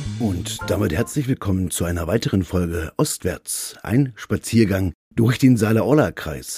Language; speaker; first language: German; native; German